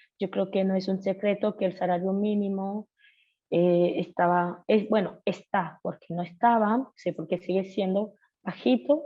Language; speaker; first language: Spanish; non-native, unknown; Haitian Creole